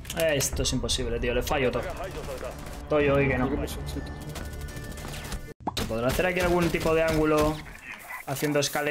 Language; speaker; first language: Spanish; native; Spanish